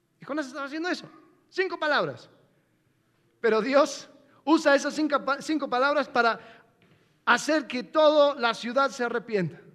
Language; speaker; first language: Spanish; non-native, fluent; English